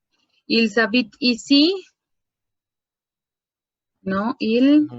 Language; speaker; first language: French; non-native, fluent; Spanish